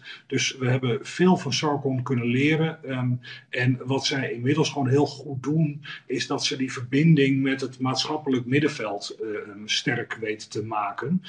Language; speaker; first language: Dutch; native; Dutch